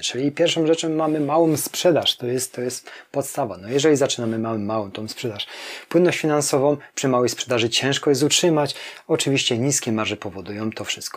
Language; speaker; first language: Polish; native; Polish